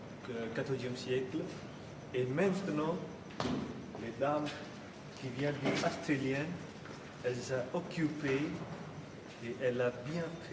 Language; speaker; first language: French; non-native, learner; Hindi